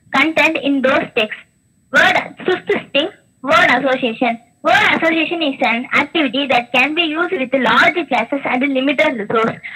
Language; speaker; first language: English; non-native, local second language; Tamil